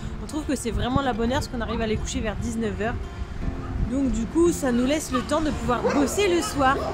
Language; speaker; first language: French; native; French